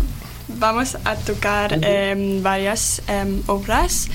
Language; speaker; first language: Spanish; non-native, learner; German